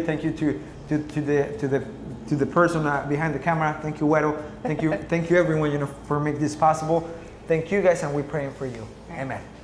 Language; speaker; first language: English; non-native, fluent; Spanish